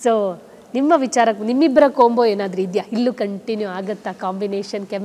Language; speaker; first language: Kannada; native; Kannada